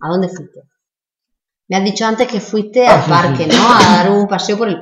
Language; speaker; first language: Spanish; native; Spanish